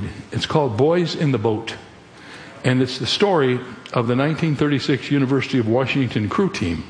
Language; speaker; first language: English; native; English